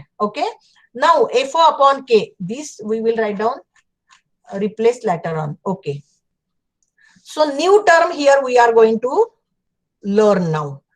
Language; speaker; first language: English; non-native, local second language; Marathi